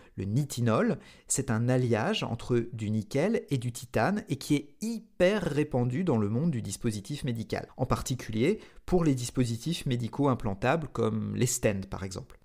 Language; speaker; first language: French; native; French